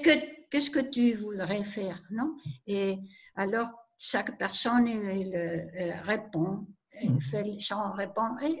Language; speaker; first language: French; non-native, learner; Spanish